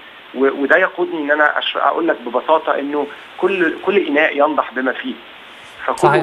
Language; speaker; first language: Arabic; native; Arabic